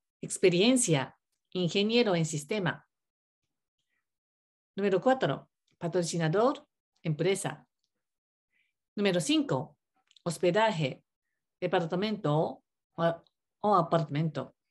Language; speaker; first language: Spanish; non-native, learner; Japanese